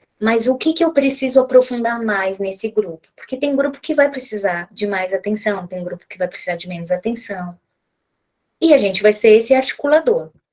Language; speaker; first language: Portuguese; native; Portuguese